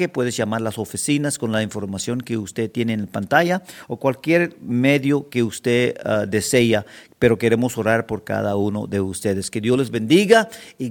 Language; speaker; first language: Spanish; early bilingual, heritage; Spanish